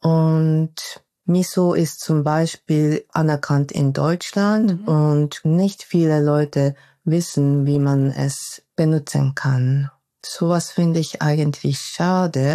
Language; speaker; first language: German; non-native, fluent; Japanese